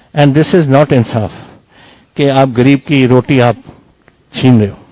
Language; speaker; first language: Hindi; non-native, local second language; Punjabi